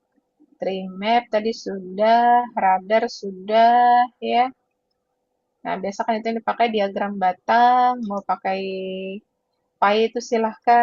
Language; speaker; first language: Indonesian; native; Indonesian